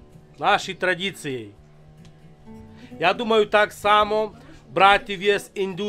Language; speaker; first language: Ukrainian; non-native, local second language; Romany